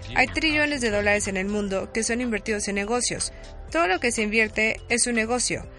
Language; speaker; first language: Spanish; non-native, fluent; English